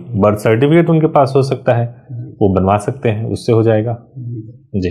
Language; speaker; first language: Hindi; native; Hindi